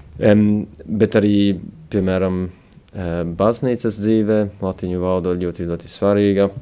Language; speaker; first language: Latvian; early bilingual, heritage; Latvian